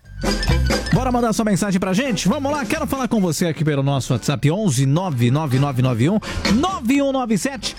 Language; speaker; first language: Portuguese; native; Portuguese